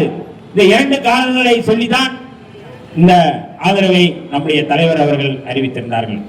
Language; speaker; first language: Tamil; native; Tamil